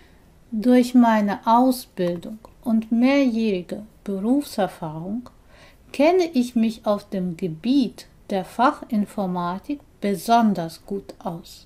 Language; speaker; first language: German; non-native, fluent; Persian